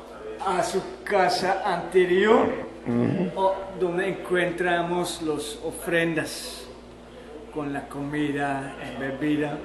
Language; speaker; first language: Spanish; non-native, fluent; Dutch